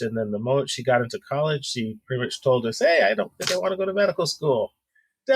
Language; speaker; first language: English; native; English